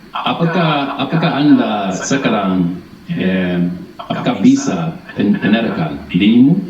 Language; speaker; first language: Indonesian; non-native, learner; English